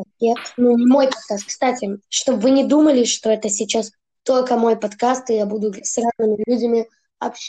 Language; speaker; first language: Russian; early bilingual, heritage; Russian